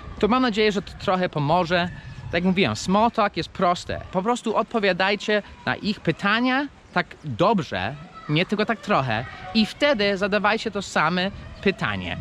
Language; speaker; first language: Polish; non-native, fluent; English